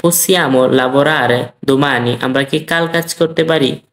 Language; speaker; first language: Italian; non-native, fluent; Bangla